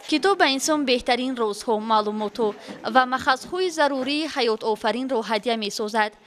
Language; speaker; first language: Tajik; non-native, local second language; Shughni